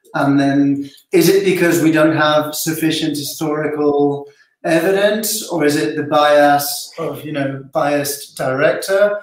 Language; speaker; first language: English; non-native, fluent; Spanish